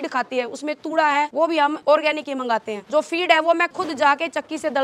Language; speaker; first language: Hindi; native; Hindi